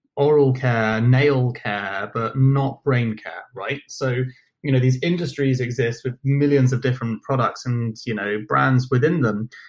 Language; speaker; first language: English; native; English